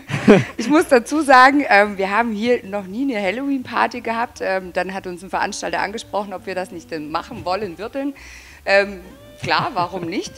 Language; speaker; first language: German; native; German